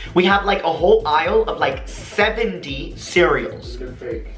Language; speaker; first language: English; native; English